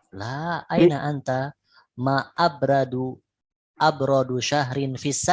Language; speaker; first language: Arabic; non-native, fluent; Indonesian